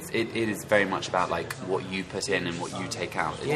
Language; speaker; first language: English; native; English